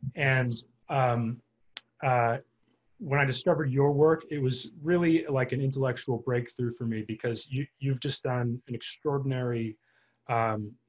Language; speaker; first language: English; native; English